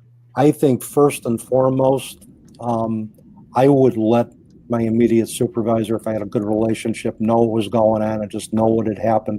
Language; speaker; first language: English; native; English